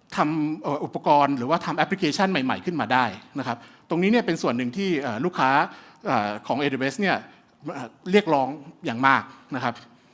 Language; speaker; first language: Thai; early bilingual, heritage; Thai